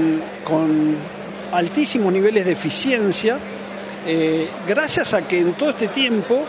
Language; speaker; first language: Spanish; native; Spanish